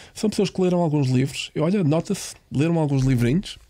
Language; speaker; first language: Portuguese; native; Portuguese